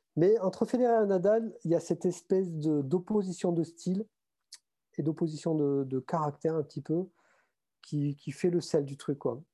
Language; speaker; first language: French; native; French